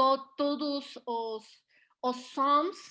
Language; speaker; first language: Portuguese; non-native, learner; Spanish